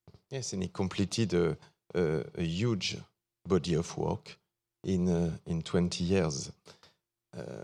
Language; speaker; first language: English; non-native, fluent; French